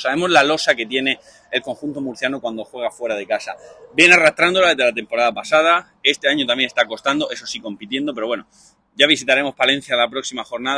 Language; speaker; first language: Spanish; native; Spanish